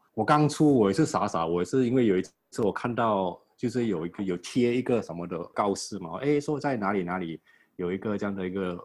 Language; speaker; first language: Chinese; native; Chinese